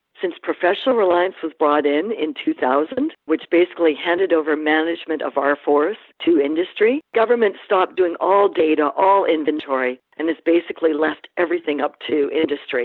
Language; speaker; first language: English; native; English